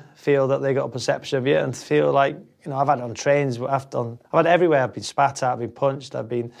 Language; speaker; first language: English; native; English